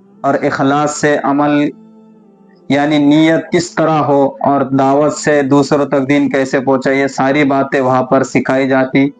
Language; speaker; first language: Urdu; native; Urdu